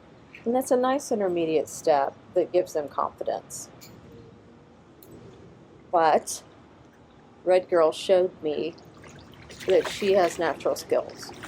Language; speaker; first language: English; native; English